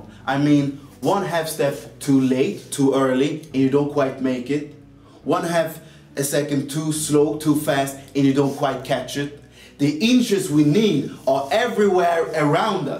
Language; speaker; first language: English; non-native, fluent; Swedish